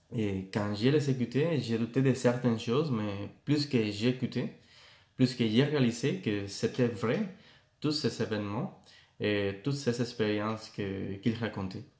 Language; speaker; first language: French; non-native, fluent; Spanish